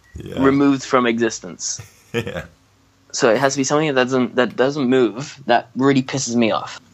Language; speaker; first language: English; non-native, fluent; French